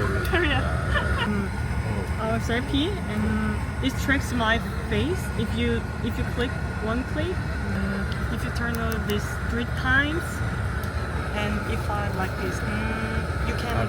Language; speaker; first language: English; non-native, learner; Korean